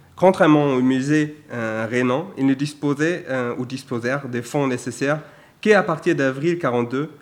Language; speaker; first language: French; non-native, fluent; German